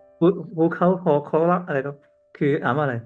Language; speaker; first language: Thai; non-native, learner; Cantonese